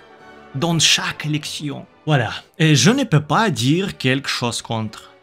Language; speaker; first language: French; non-native, learner; Russian